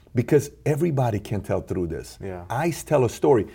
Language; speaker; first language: English; early bilingual, other home language; Persian